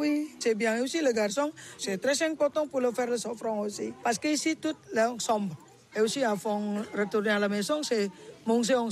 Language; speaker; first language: French; non-native, learner; Indonesian